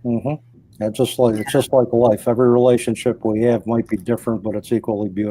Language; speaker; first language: English; native; English